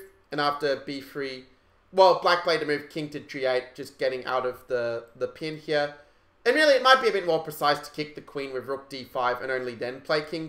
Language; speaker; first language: English; native; English